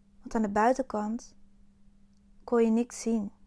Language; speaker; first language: Dutch; native; Dutch